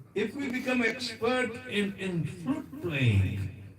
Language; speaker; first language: English; non-native, local second language; Hindi